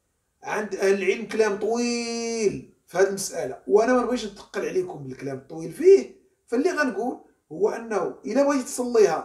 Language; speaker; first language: Arabic; native; Arabic